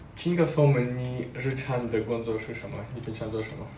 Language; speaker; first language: Chinese; non-native, fluent; Russian